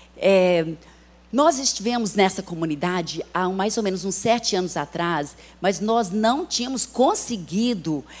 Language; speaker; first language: Portuguese; early bilingual, other home language; English